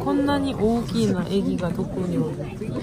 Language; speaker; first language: Japanese; non-native, fluent; Korean